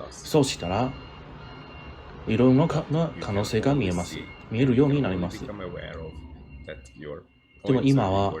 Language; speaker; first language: Japanese; non-native, learner; English